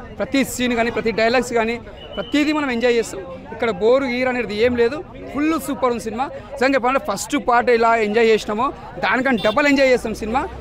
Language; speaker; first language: Telugu; native; Telugu